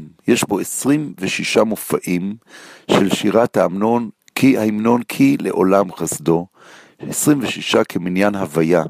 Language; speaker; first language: Hebrew; native; Hebrew